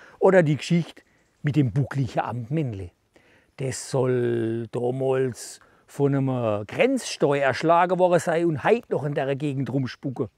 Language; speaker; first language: German; native; German